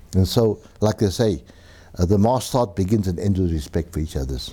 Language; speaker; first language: English; native; English